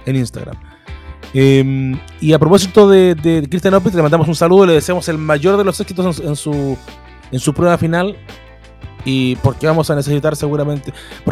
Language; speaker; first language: Spanish; native; Spanish